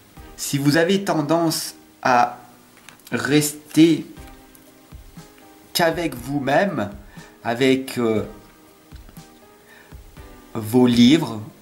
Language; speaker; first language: French; native; French